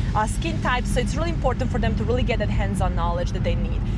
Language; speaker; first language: English; non-native, fluent; Serbian